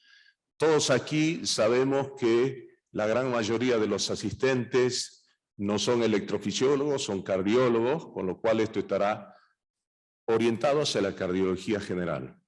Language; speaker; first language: Spanish; native; Spanish